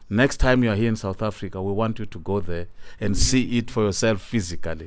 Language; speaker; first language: English; non-native, local second language; Tsonga